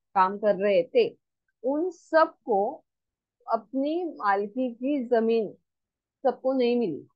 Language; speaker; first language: Hindi; non-native, local second language; Marathi